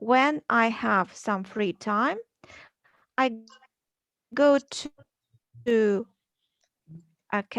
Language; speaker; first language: English; non-native, fluent; Russian